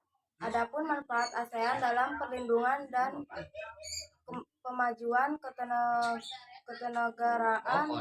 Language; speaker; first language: Indonesian; native; Indonesian